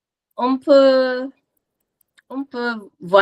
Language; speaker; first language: French; non-native, learner; English